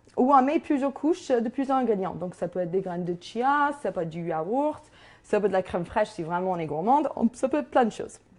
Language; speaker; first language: French; non-native, fluent; English